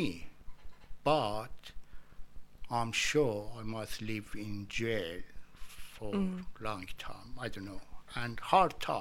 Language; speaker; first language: English; non-native, learner; Persian